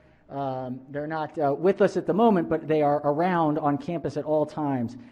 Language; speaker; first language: English; native; English